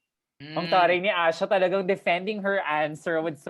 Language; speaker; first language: Filipino; native; Filipino